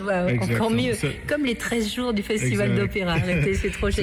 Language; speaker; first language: French; native; French